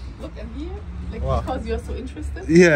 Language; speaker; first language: English; non-native, fluent; German